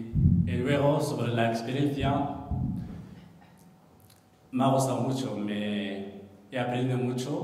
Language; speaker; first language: Spanish; non-native, fluent; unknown